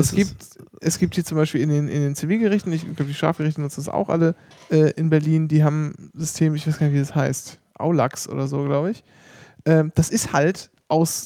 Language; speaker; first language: German; native; German